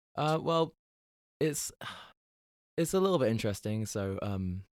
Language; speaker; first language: English; native; English